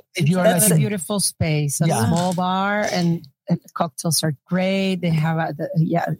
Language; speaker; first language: English; non-native, fluent; Spanish